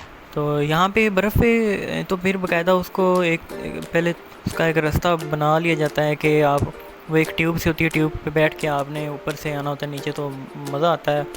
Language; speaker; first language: Urdu; native; Urdu